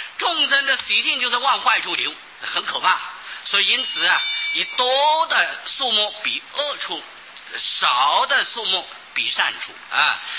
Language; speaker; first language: Chinese; non-native, local second language; Hakka Chinese